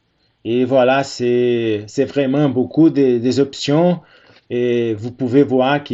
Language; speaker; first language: French; non-native, fluent; Portuguese